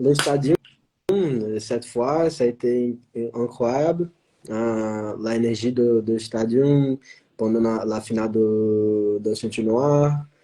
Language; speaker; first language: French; non-native, learner; Portuguese